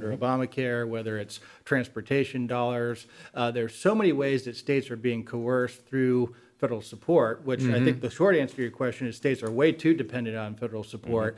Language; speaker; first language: English; native; English